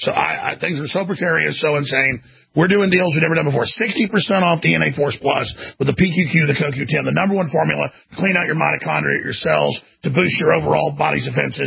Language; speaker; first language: English; native; English